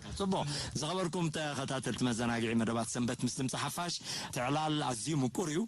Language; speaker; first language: Tigrinya; native; Tigrinya